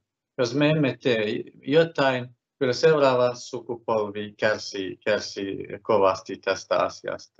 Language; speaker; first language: Finnish; non-native, fluent; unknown